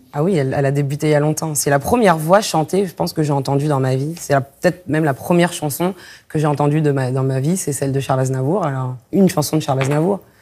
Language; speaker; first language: French; native; French